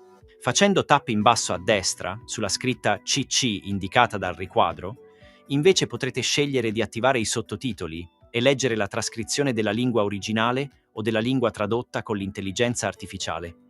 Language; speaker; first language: Italian; native; Italian